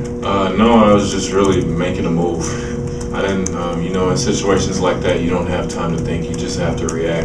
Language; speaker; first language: English; native; English